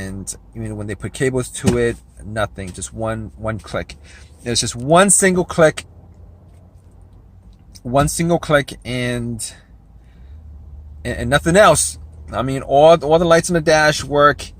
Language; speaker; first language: English; native; English